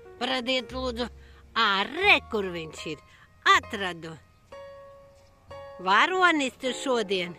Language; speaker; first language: Latvian; non-native, local second language; Russian